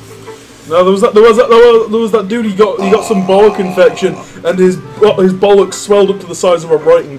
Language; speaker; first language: English; native; English